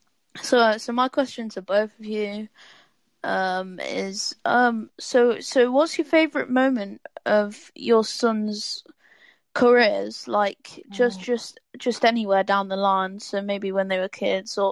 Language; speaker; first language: English; native; English